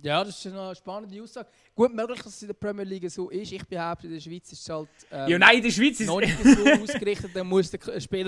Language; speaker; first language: German; native; German